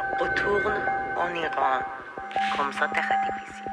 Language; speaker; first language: French; non-native, learner; Persian